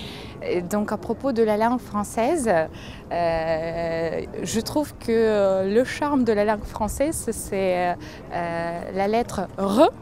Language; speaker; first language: French; non-native, fluent; Russian